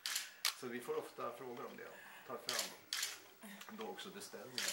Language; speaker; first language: Swedish; native; Swedish